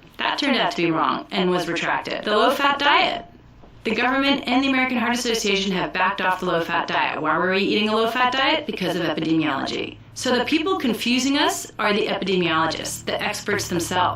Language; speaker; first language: English; native; English